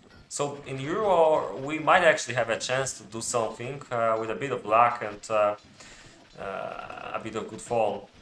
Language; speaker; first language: English; non-native, fluent; Polish